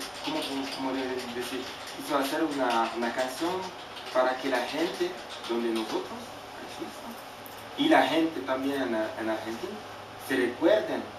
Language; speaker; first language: Spanish; non-native, fluent; French